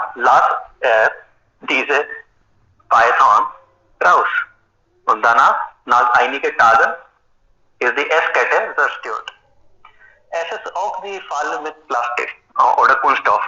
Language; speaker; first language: German; non-native, fluent; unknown